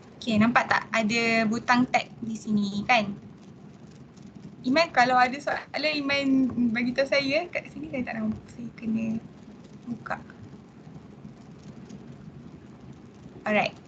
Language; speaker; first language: Malay; native; Malay